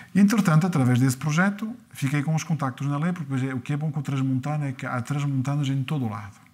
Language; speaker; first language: Portuguese; early bilingual, other home language; French